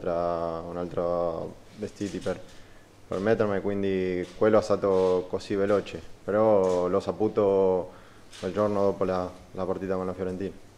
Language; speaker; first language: Italian; non-native, fluent; Spanish